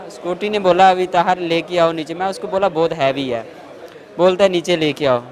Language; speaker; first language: Urdu; non-native, local second language; Punjabi